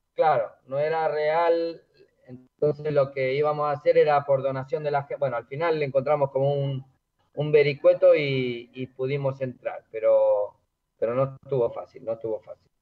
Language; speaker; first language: Spanish; native; Spanish